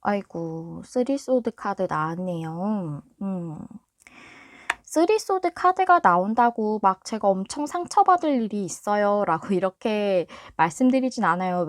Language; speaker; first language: Korean; native; Korean